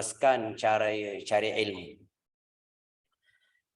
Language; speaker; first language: Indonesian; non-native, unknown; Arabic